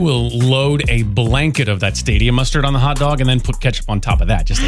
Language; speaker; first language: English; native; English